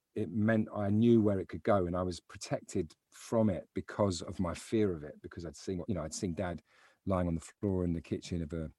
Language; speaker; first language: English; native; English